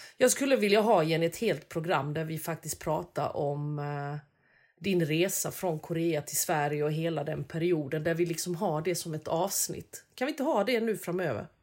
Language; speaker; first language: Swedish; native; Swedish